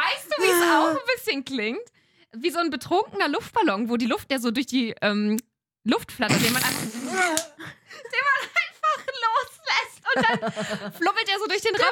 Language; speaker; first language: German; native; German